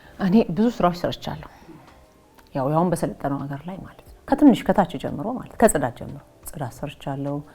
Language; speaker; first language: Amharic; native; Amharic